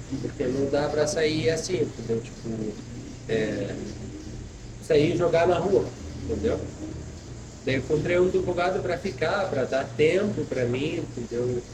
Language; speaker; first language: Portuguese; non-native, fluent; Arabic